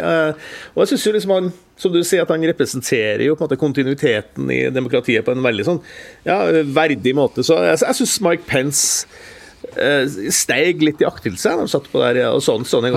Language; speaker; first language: Norwegian; native; Norwegian